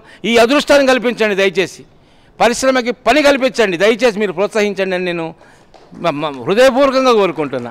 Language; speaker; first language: Telugu; native; Telugu